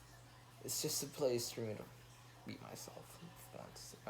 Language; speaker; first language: English; native; English